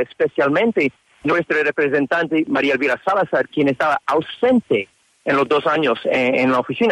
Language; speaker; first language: Spanish; non-native, learner; English